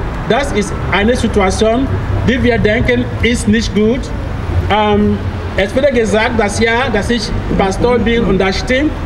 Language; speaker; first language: German; non-native, fluent; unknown